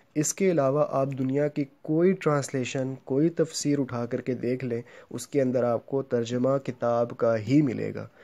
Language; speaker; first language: Urdu; native; Urdu